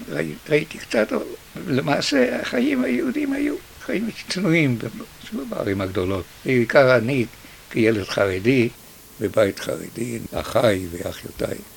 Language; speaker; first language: Hebrew; early bilingual, other home language; Yiddish